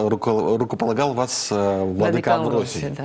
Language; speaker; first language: Russian; native; Russian